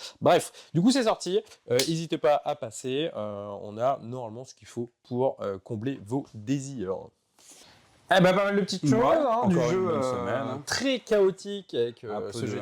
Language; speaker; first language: French; native; French